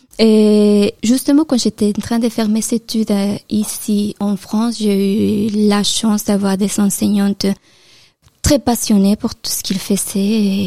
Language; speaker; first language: French; non-native, fluent; Spanish